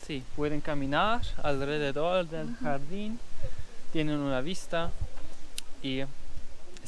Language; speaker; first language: Spanish; non-native, learner; German